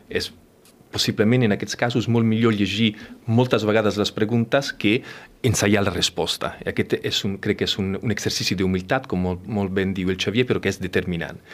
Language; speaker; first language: Catalan; non-native, fluent; Italian